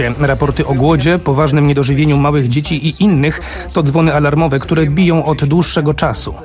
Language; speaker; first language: Polish; native; Polish